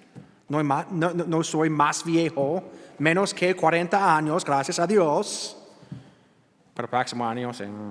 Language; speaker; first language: Spanish; non-native, learner; English